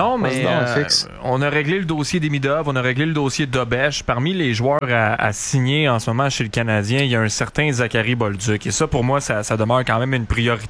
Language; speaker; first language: French; native; French